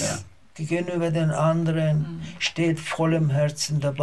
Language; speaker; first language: German; non-native, learner; Azerbaijani